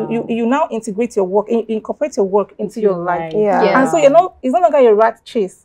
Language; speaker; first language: English; non-native, local second language; Igbo